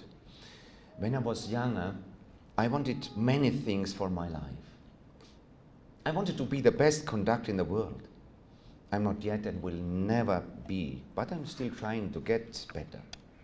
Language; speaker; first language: English; non-native, fluent; German